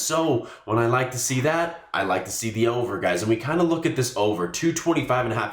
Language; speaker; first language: English; native; English